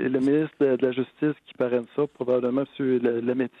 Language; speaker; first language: French; native; French